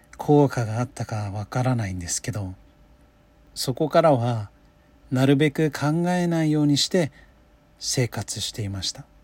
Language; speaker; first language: Japanese; non-native, fluent; English